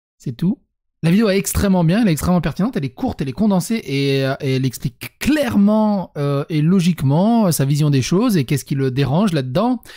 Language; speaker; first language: French; early bilingual, other home language; Serbian